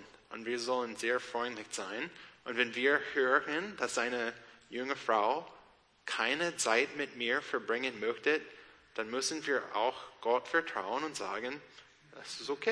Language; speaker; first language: German; non-native, learner; English